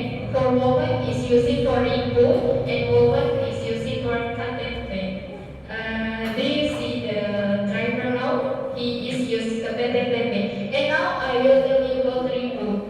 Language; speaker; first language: English; non-native, learner; Indonesian